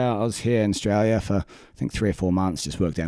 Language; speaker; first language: English; native; English